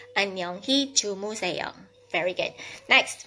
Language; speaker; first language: Korean; non-native, fluent; Filipino